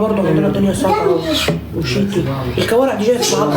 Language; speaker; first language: Arabic; native; Arabic